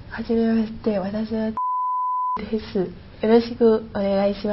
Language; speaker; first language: Japanese; non-native, learner; Chinese